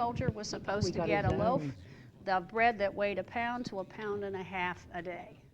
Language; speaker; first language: English; native; English